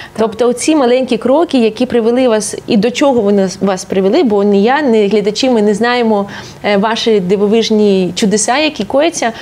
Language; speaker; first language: Ukrainian; non-native, local second language; Russian